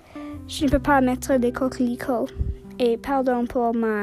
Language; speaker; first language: French; non-native, learner; English